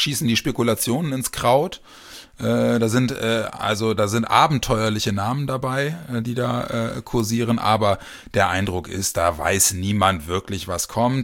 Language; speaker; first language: German; native; German